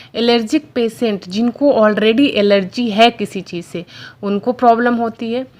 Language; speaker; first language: Hindi; non-native, local second language; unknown